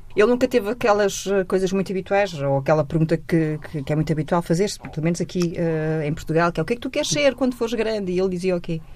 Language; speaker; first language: Portuguese; native; Portuguese